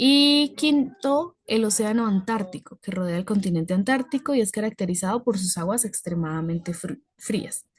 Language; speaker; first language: Spanish; native; Spanish